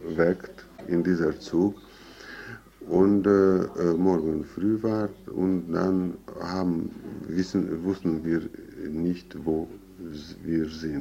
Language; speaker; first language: German; non-native, fluent; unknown